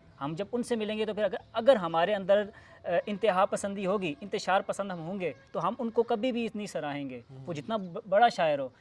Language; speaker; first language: Urdu; non-native, local second language; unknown